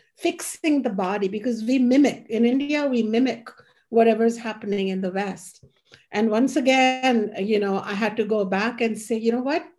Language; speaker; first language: English; non-native, local second language; Hindi